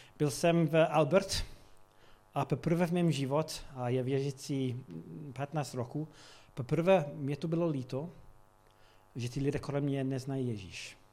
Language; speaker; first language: Czech; non-native, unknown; English